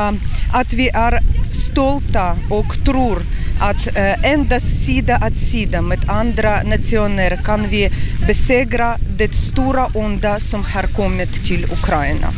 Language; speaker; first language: Swedish; non-native, learner; Ukrainian